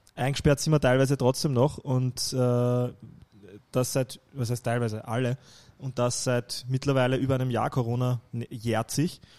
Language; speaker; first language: German; native; German